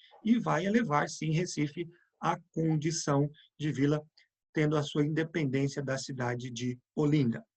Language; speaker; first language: Portuguese; native; Portuguese